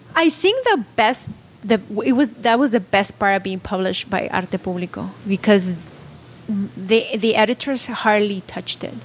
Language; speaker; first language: English; non-native, fluent; Spanish